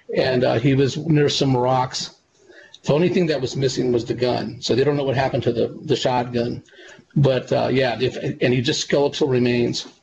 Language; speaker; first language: English; native; English